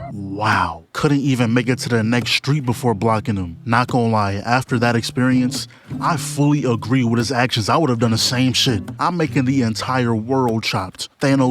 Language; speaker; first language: English; native; English